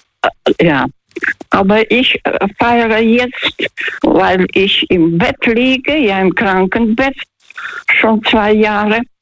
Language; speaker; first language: German; non-native, fluent; Russian